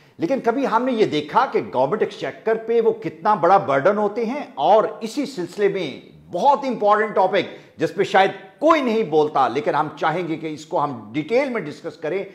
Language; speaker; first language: Urdu; native; Urdu